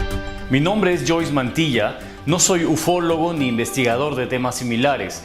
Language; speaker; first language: Spanish; native; Spanish